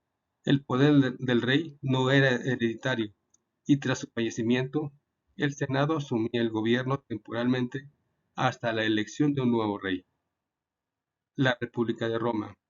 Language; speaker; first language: Spanish; native; Spanish